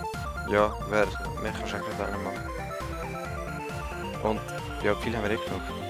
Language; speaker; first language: German; native; German